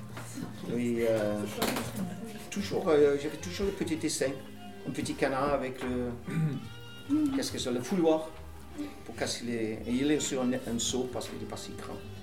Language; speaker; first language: French; non-native, fluent; English